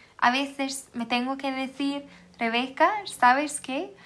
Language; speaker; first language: Spanish; non-native, fluent; Swedish